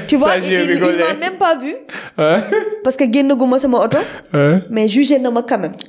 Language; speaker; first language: French; non-native, local second language; Wolof